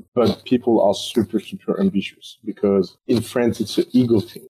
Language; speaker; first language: English; non-native, fluent; French